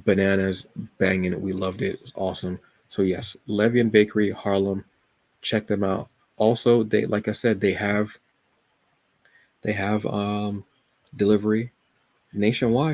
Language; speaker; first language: English; native; English